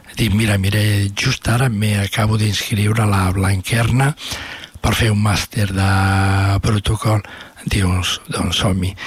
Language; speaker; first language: Catalan; non-native, local second language; Spanish